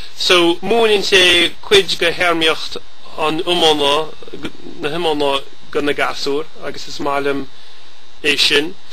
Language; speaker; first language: Irish; native; Irish